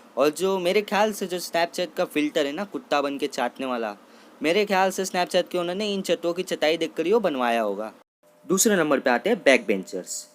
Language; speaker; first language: Hindi; non-native, local second language; Marathi